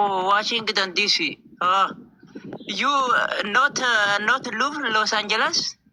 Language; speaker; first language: English; non-native, learner; Oromo